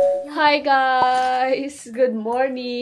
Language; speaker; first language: English; non-native, local second language; Filipino